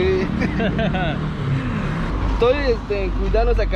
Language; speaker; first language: Spanish; native; Spanish